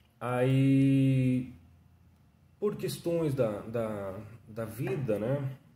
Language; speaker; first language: Portuguese; non-native, fluent; Spanish